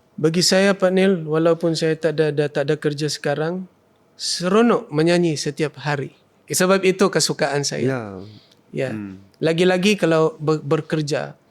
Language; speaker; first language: Malay; non-native, fluent; Thai